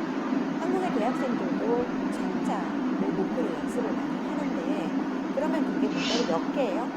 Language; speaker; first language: Korean; native; Korean